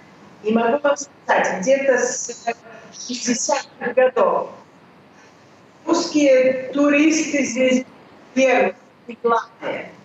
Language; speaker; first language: Russian; early bilingual, heritage; Russian